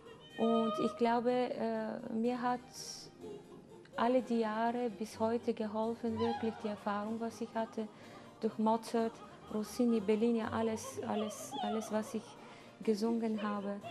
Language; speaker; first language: German; non-native, fluent; Bulgarian